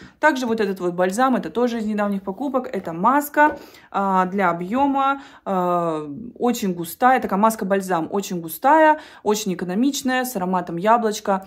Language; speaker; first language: Russian; native; Russian